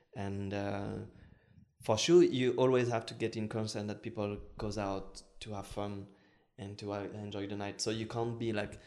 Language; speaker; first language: English; non-native, fluent; French